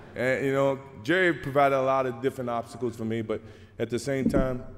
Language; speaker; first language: English; native; English